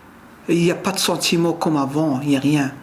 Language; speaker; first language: French; non-native, learner; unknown